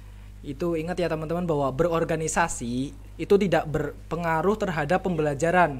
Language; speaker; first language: Indonesian; native; Indonesian